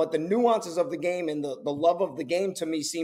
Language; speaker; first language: English; native; English